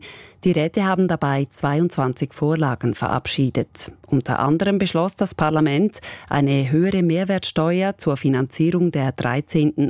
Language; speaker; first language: German; native; German